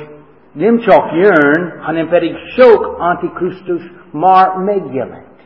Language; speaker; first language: Hungarian; non-native, fluent; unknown